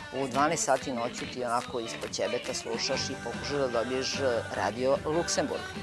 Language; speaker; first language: Serbian; native; Serbian